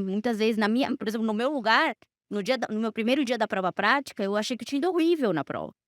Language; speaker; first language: Portuguese; non-native, fluent; Spanish